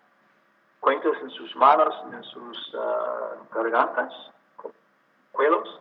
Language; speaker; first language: Spanish; non-native, learner; English